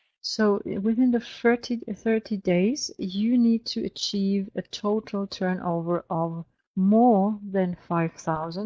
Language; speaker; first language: English; non-native, fluent; German